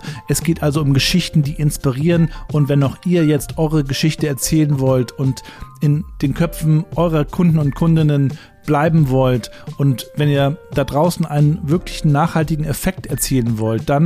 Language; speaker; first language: German; native; German